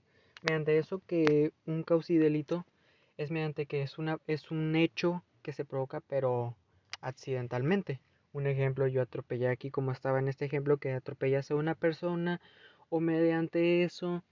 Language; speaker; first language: Spanish; native; Spanish